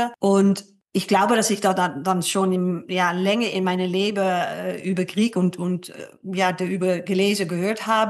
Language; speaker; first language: German; non-native, fluent; Dutch